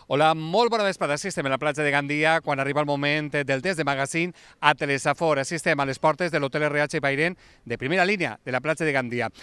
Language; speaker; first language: Catalan; native; Catalan